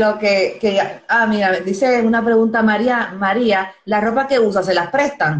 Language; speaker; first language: Spanish; native; Spanish